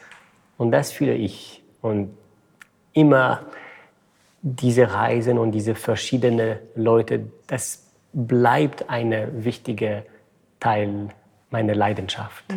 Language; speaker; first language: German; non-native, fluent; French